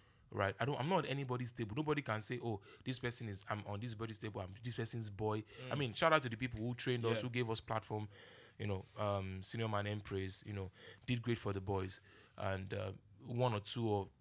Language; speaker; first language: English; non-native, local second language; Yoruba